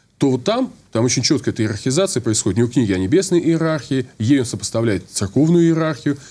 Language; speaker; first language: Russian; native; Russian